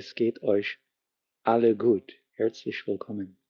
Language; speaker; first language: German; non-native, learner; English